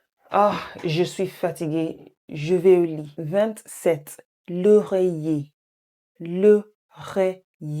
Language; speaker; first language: French; non-native, fluent; English